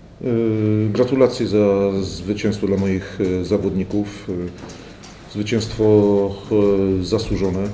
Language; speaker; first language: Polish; native; Polish